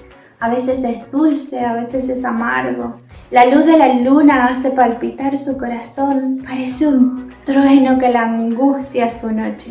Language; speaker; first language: Spanish; native; Spanish